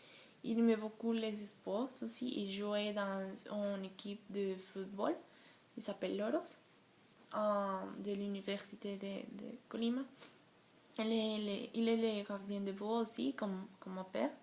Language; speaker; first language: French; non-native, learner; Spanish